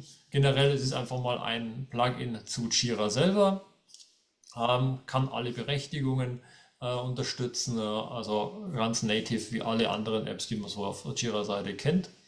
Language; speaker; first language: German; native; German